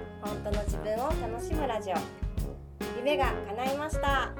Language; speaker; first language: Japanese; native; Japanese